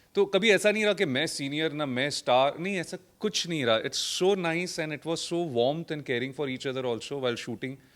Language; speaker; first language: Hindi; non-native, local second language; Gujarati